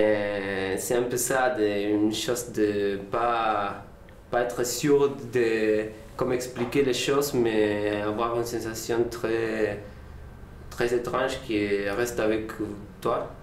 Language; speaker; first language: French; non-native, learner; Spanish